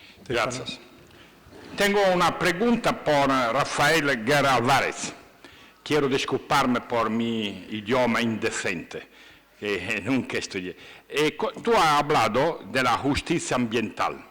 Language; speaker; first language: Spanish; non-native, learner; Italian